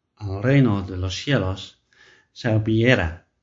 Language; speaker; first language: Spanish; non-native, learner; Dutch